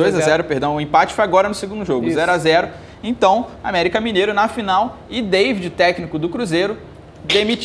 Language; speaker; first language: Portuguese; native; Portuguese